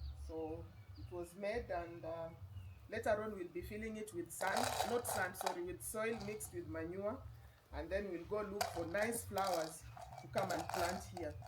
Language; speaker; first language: English; non-native, local second language; Swahili